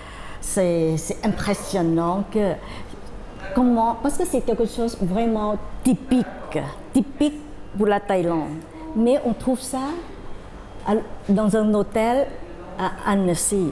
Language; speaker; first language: French; non-native, fluent; Thai